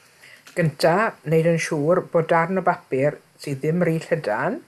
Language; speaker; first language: Welsh; native; Welsh